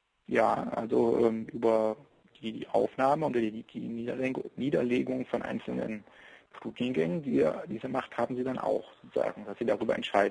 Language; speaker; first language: German; native; German